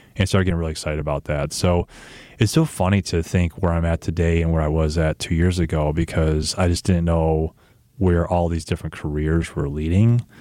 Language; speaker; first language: English; native; English